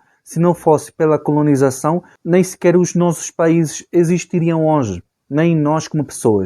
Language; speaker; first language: Portuguese; non-native, fluent; Spanish